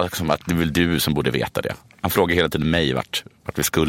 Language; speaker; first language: Swedish; native; Swedish